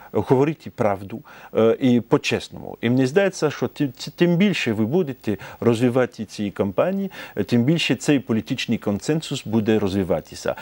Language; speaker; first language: Ukrainian; non-native, fluent; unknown